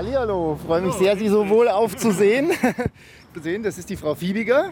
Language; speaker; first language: German; native; German